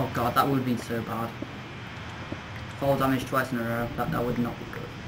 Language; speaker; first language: English; native; English